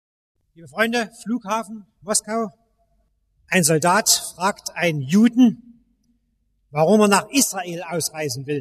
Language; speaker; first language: German; native; German